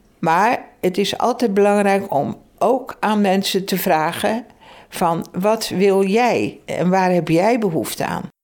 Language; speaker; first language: Dutch; native; Dutch